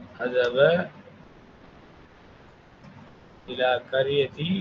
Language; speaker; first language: Arabic; non-native, fluent; Tamil